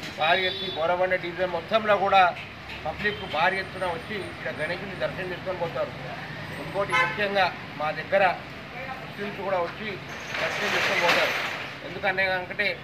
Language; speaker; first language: Telugu; native; Telugu